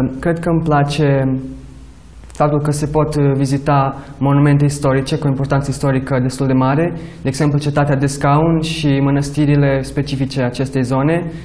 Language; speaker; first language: Romanian; early bilingual, other home language; Portuguese